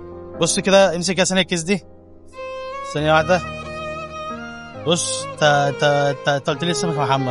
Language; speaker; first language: Arabic; native; Arabic